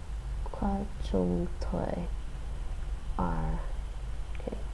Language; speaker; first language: Vietnamese; non-native, learner; English